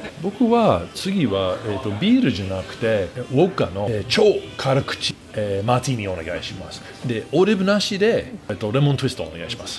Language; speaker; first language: Japanese; non-native, fluent; English